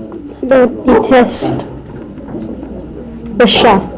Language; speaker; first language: French; non-native, learner; English